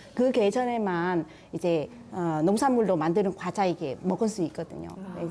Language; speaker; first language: Korean; non-native, fluent; Vietnamese